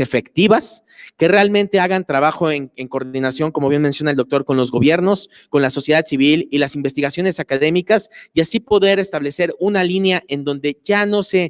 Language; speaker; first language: Spanish; native; Spanish